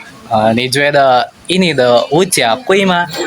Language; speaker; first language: Chinese; non-native, learner; Indonesian